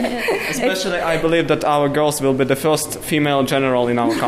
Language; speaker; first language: English; non-native, learner; Ukrainian